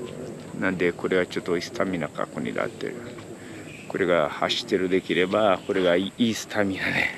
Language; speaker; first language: Japanese; non-native, learner; Portuguese